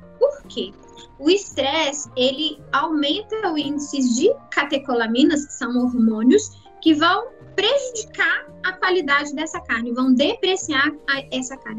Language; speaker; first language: Portuguese; native; Portuguese